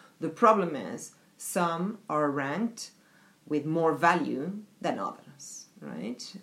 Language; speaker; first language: English; non-native, fluent; French